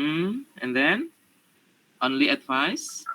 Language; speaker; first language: English; non-native, learner; Indonesian